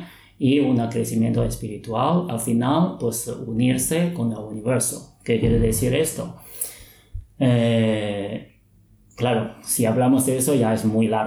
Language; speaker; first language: Spanish; non-native, fluent; Chinese